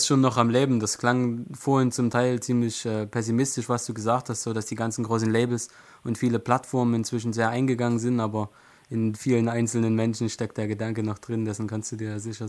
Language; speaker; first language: German; native; German